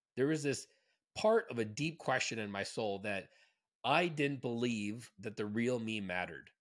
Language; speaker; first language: English; native; English